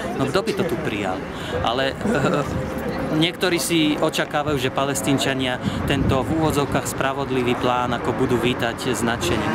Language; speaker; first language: Slovak; non-native, fluent; Arabic